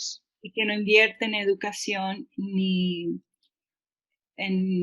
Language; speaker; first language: Spanish; early bilingual, heritage; Spanish